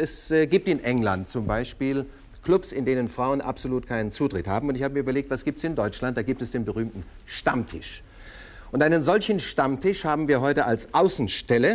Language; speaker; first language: German; native; German